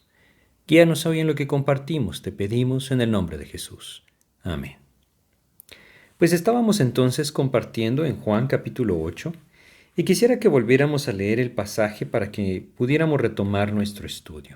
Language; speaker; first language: Spanish; native; Spanish